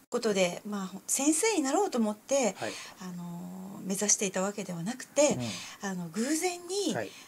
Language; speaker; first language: Japanese; native; Japanese